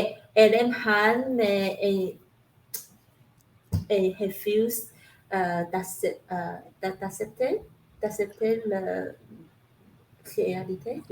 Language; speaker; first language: French; non-native, learner; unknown